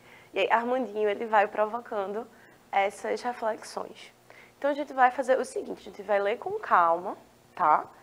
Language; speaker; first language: Portuguese; native; Portuguese